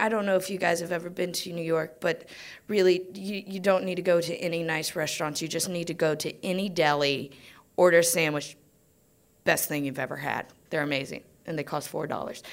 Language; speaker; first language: English; native; English